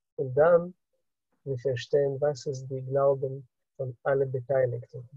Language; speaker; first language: German; non-native, fluent; Russian